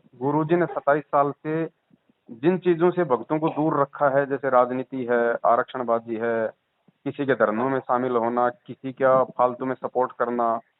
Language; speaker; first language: Hindi; native; Hindi